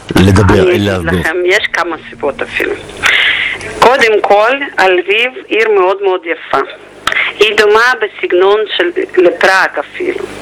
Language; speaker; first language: Hebrew; non-native, fluent; Ukrainian